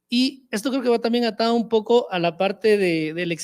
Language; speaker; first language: Spanish; native; Spanish